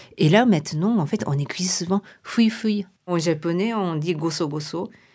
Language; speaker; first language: French; non-native, fluent; Japanese